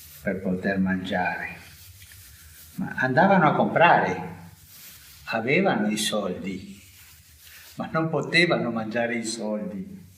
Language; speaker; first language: Italian; non-native, fluent; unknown